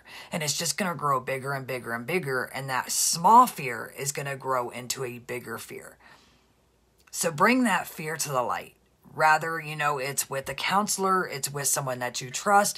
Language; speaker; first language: English; native; English